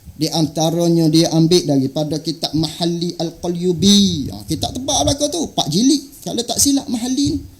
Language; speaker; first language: Malay; native; Malay